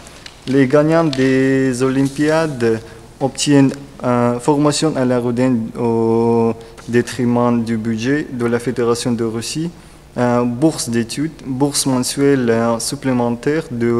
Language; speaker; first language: French; non-native, learner; Russian